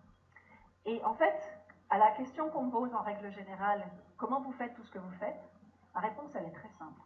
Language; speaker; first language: French; native; French